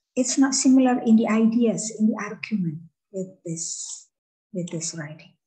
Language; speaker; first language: English; non-native, fluent; Indonesian